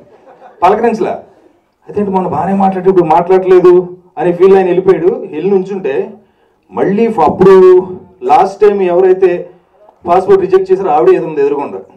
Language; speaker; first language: Telugu; native; Telugu